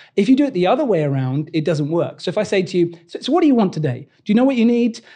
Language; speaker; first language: English; native; English